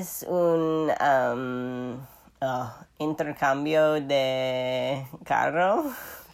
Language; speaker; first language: Spanish; non-native, learner; English